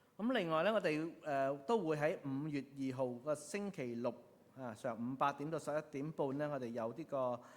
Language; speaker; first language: Cantonese; native; Cantonese